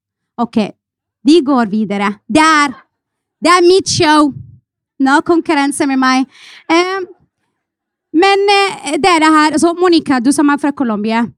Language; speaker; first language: Norwegian; non-native, fluent; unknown